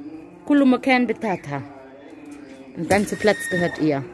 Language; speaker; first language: Arabic; non-native, learner; German